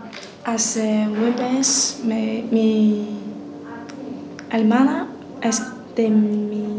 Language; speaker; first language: Spanish; non-native, learner; Chinese